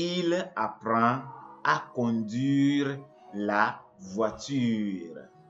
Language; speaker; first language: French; non-native, fluent; English